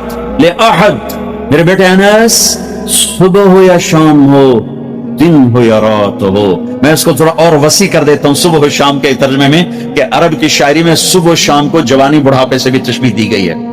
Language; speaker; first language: Hindi; non-native, local second language; Punjabi